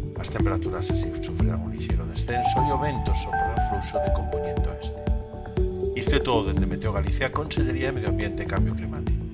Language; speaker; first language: Galician; native; Galician